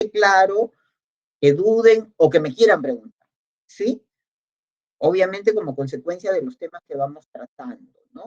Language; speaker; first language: Spanish; native; Spanish